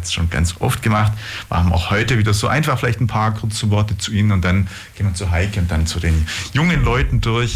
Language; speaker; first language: German; native; German